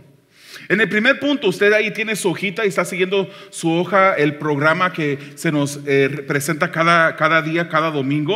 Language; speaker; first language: Spanish; native; Spanish